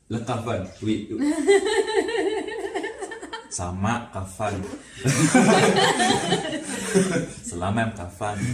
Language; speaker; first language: French; non-native, learner; Indonesian